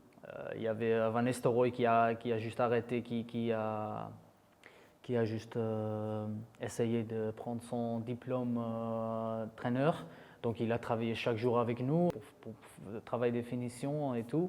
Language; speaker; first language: French; non-native, fluent; Dutch